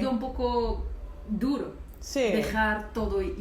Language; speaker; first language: Spanish; non-native, local second language; Arabic